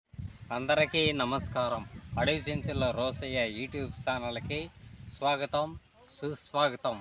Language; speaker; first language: Telugu; native; Telugu